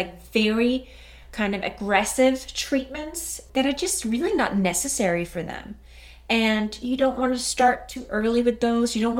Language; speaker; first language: English; non-native, fluent; Danish